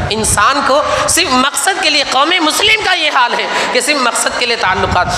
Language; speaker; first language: Urdu; native; Urdu